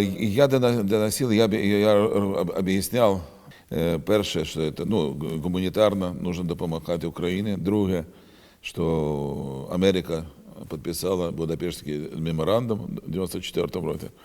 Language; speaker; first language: Ukrainian; non-native, learner; Russian